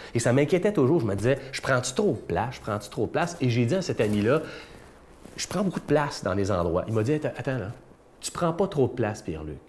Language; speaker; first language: French; native; French